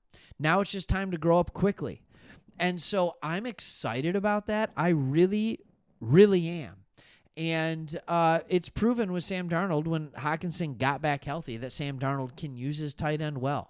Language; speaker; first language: English; native; English